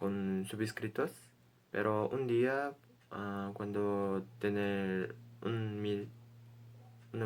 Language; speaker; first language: Spanish; non-native, learner; Portuguese